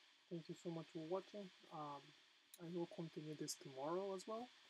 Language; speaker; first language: English; non-native, fluent; Japanese